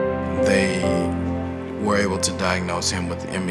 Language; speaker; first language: English; native; English